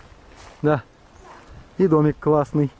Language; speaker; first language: Russian; native; Russian